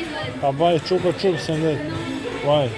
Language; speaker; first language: English; non-native, learner; Serbian